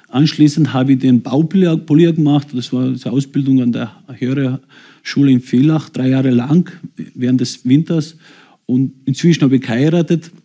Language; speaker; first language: German; non-native, fluent; Bosnian